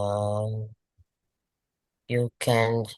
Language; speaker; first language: English; non-native, learner; Vietnamese